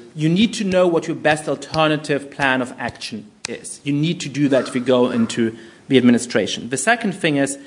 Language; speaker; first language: English; non-native, fluent; German